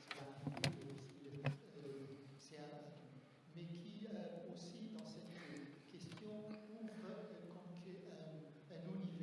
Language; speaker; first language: French; non-native, fluent; Portuguese